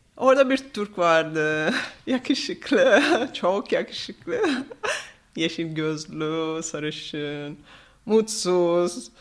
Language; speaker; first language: Turkish; non-native, fluent; Italian